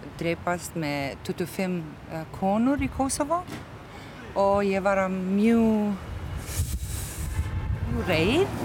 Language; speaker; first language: Icelandic; non-native, learner; Albanian